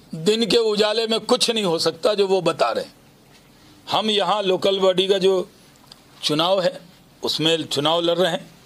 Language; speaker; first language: Hindi; native; Hindi